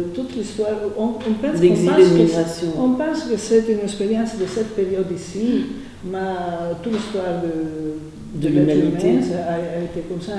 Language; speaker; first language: French; non-native, fluent; Italian